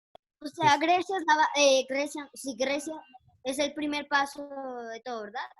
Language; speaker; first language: Spanish; native; Spanish